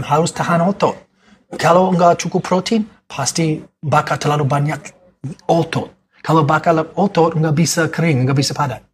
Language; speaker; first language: Indonesian; non-native, learner; English